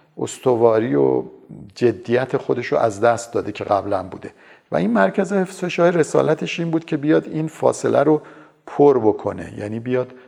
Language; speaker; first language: Persian; native; Persian